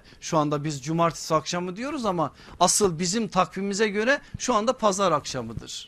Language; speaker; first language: Turkish; native; Turkish